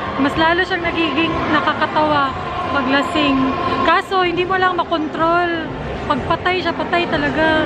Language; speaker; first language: Filipino; non-native, local second language; Cebuano